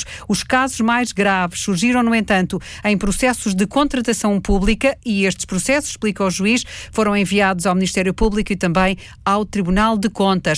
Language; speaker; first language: Portuguese; native; Portuguese